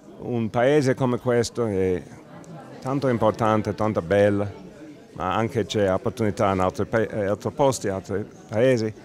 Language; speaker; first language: Italian; non-native, learner; English